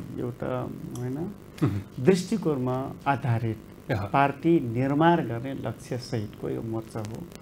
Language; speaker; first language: Nepali; non-native, local second language; Rana Tharu